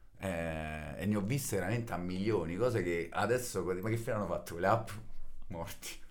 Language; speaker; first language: Italian; native; Italian